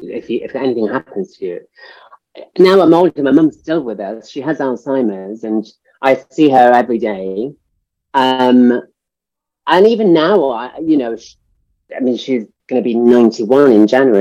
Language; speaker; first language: English; native; English